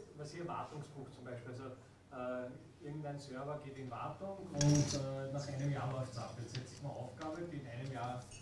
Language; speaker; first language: German; native; German